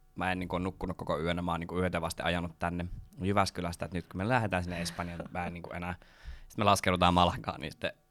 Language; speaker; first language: Finnish; non-native, local second language; Swedish